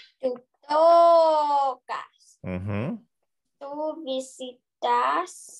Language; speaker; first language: Spanish; non-native, learner; English